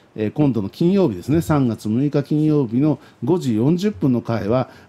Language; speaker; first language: Japanese; native; Japanese